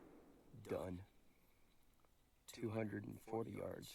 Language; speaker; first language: English; native; English